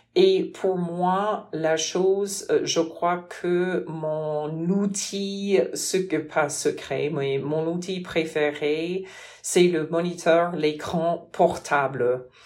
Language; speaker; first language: French; non-native, fluent; English